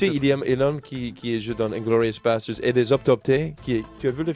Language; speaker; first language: French; non-native, learner; English